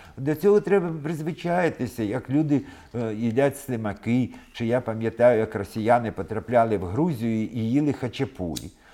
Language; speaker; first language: Ukrainian; non-native, local second language; Russian